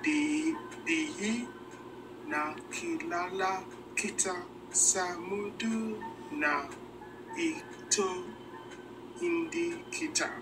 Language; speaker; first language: Filipino; non-native, learner; English